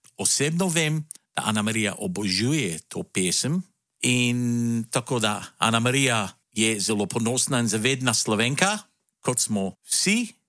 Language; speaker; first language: Slovenian; early bilingual, heritage; Slovenian